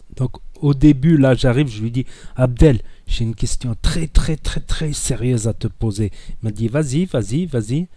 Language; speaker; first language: French; native; French